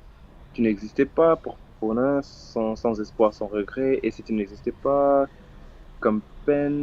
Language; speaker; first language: French; non-native, fluent; Portuguese